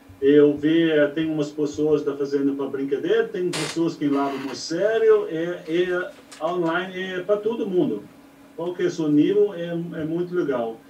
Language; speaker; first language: Portuguese; non-native, learner; English